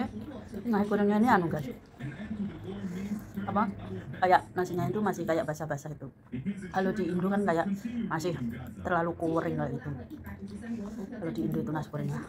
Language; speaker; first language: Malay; non-native, local second language; Javanese